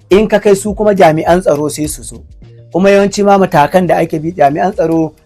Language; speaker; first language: Hausa; non-native, local second language; Fula